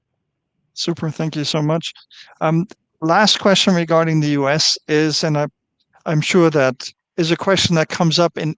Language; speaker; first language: English; non-native, fluent; German